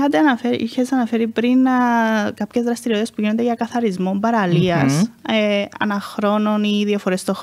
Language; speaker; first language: Greek; native; Greek